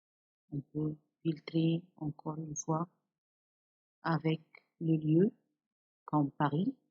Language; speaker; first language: French; non-native, fluent; Arabic